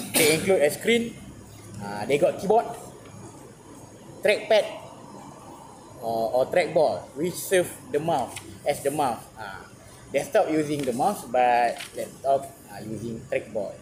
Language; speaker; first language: English; non-native, learner; Malay